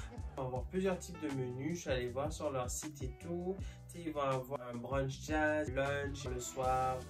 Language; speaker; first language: French; native; French